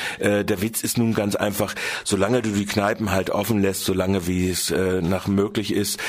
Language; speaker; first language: German; native; German